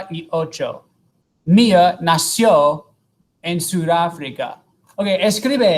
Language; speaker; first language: Spanish; non-native, fluent; English